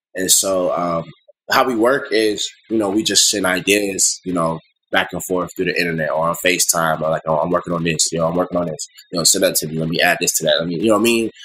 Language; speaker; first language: English; native; English